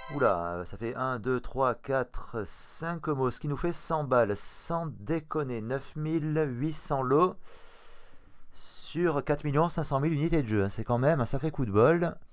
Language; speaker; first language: French; native; French